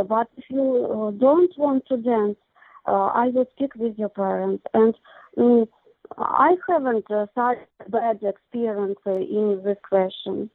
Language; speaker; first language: English; non-native, learner; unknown